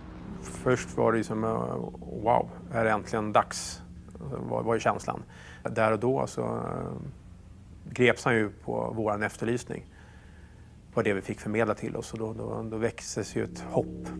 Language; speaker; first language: Swedish; native; Swedish